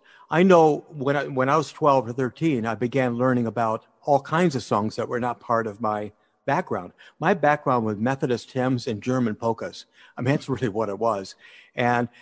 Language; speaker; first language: English; native; English